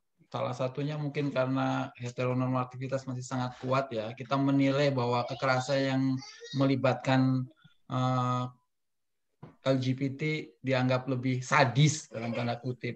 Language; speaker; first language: Indonesian; native; Indonesian